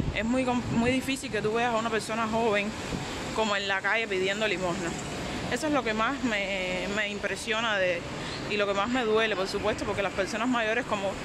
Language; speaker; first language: Spanish; native; Spanish